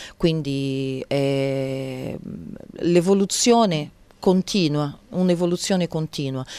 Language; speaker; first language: Italian; non-native, fluent; Portuguese